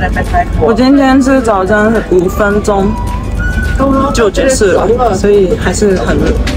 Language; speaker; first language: Chinese; non-native, learner; Japanese